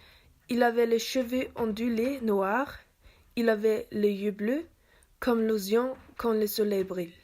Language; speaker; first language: French; non-native, learner; English